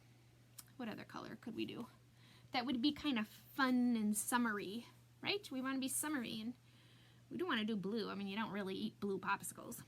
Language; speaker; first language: English; native; English